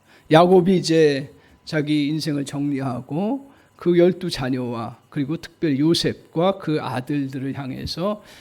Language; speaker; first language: Korean; native; Korean